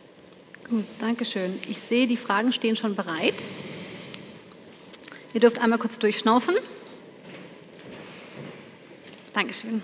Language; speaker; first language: German; native; German